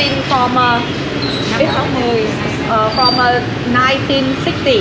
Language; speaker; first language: English; non-native, learner; Vietnamese